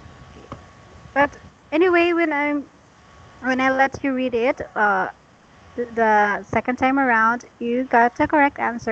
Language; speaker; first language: English; non-native, fluent; Cebuano